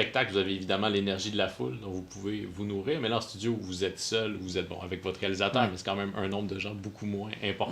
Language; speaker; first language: French; native; French